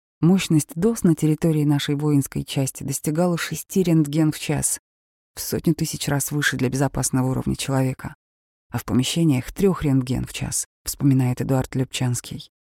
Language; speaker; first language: Russian; native; Russian